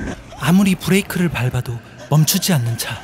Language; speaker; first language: Korean; native; Korean